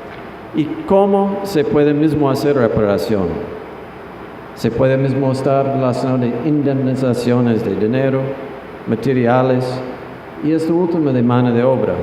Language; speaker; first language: Spanish; non-native, fluent; English